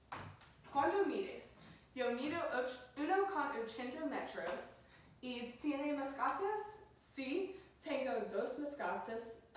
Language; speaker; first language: Spanish; non-native, learner; English